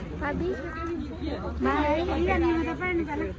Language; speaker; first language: Hindi; non-native, local second language; Punjabi